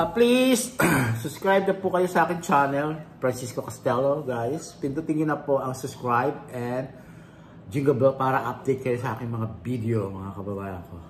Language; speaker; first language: Filipino; native; Filipino